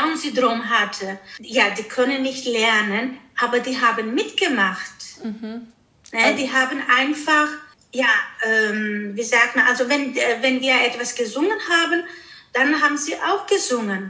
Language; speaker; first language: German; early bilingual, other home language; Greek